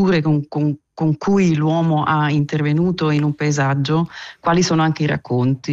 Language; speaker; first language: Italian; non-native, local second language; German